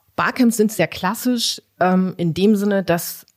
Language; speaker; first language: German; native; German